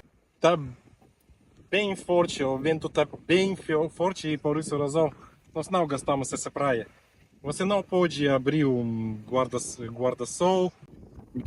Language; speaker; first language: Portuguese; non-native, learner; Russian